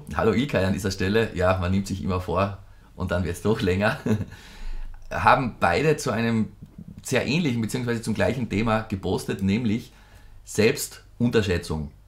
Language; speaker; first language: German; native; German